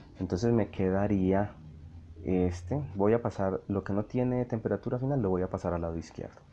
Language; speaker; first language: Spanish; native; Spanish